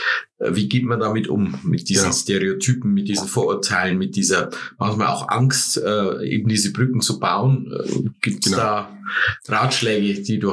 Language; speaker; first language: German; native; German